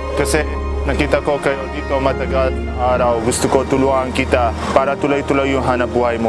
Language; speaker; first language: Filipino; non-native, learner; Arabic